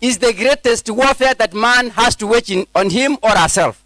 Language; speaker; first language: English; non-native, local second language; Swahili